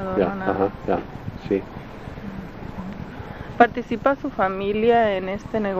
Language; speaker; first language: Spanish; native; Spanish